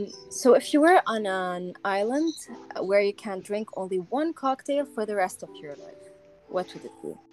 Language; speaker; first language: English; non-native, local second language; Arabic